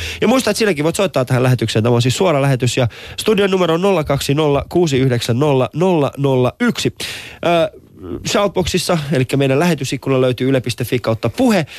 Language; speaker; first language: Finnish; early bilingual, other home language; Persian